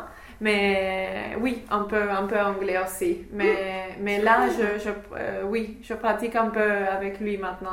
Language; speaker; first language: French; non-native, fluent; English